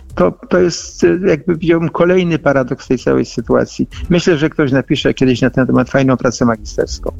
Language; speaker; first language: Polish; native; Polish